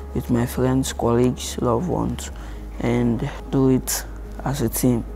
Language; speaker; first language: English; non-native, local second language; Krio